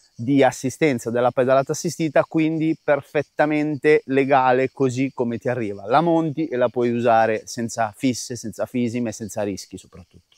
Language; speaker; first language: Italian; native; Italian